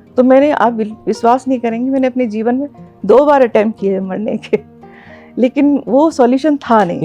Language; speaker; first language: Hindi; non-native, local second language; Assamese